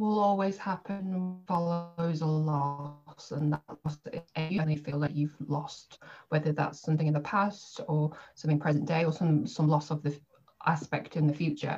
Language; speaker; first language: English; native; English